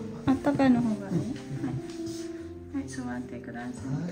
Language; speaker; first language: Japanese; non-native, learner; Vietnamese